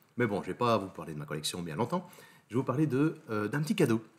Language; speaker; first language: French; native; French